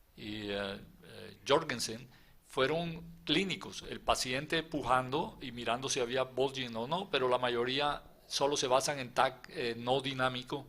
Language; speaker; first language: Spanish; native; Spanish